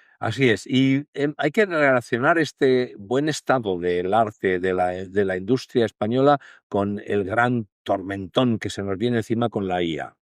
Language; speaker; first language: Spanish; native; Spanish